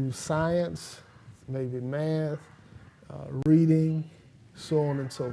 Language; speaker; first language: English; native; English